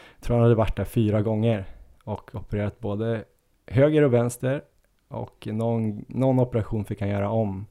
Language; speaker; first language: Swedish; native; Swedish